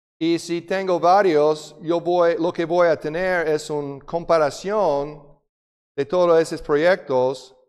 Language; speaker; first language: Spanish; non-native, fluent; English